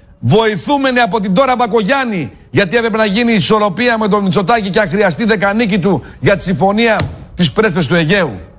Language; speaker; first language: Greek; native; Greek